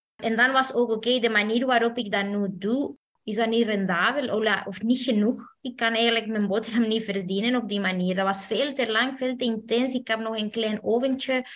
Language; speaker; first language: Dutch; non-native, fluent; Spanish